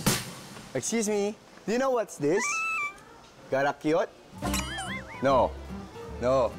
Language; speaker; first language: English; non-native, local second language; Filipino